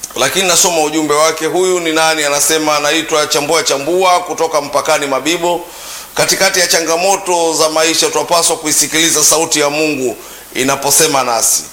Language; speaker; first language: Swahili; native; Swahili